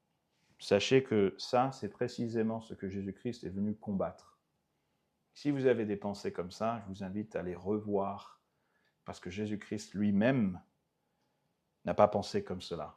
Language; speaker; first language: French; native; French